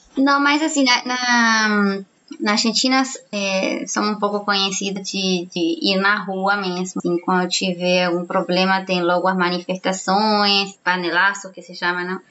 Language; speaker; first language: Portuguese; non-native, fluent; Spanish